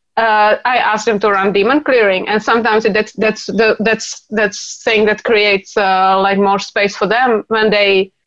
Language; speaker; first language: English; non-native, fluent; Czech